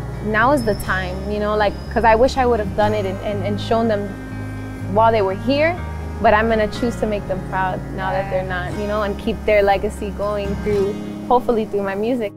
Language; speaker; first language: English; early bilingual, other home language; Spanish